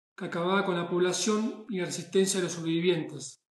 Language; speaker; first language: Spanish; native; Spanish